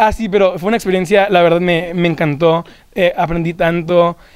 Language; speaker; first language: Spanish; early bilingual, heritage; Spanish